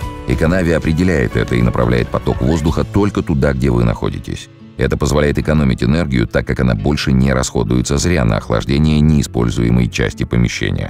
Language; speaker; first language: Russian; native; Russian